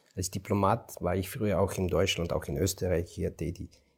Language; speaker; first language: German; non-native, fluent; Ukrainian